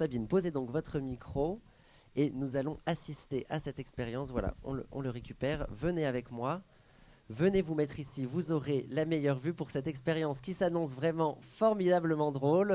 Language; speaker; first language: French; native; French